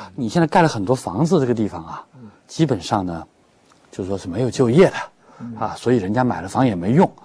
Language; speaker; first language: Chinese; native; Chinese